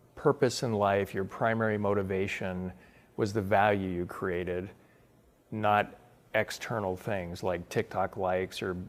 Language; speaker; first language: English; native; English